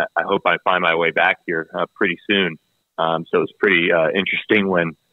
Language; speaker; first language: English; native; English